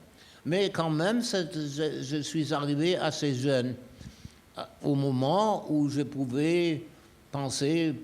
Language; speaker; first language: French; non-native, fluent; German